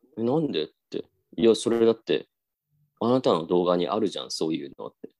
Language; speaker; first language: Japanese; native; Japanese